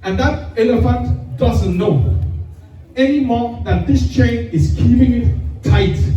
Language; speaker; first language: English; non-native, fluent; Danish